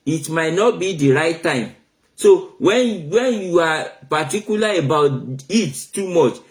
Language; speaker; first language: English; non-native, local second language; Yoruba